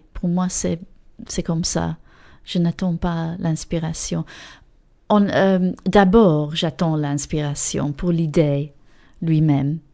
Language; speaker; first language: French; non-native, learner; English